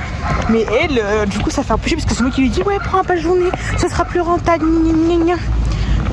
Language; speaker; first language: French; native; French